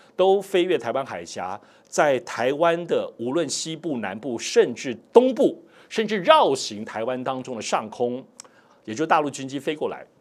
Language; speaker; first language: Chinese; native; Chinese